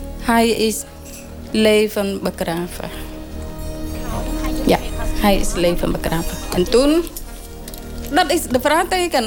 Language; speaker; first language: Dutch; non-native, learner; Khmer